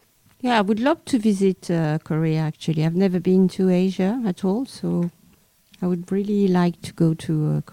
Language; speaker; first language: English; non-native, fluent; French